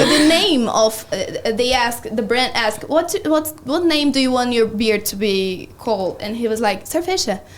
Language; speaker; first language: English; non-native, fluent; Portuguese